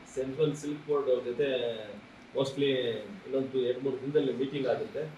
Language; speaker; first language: Kannada; native; Kannada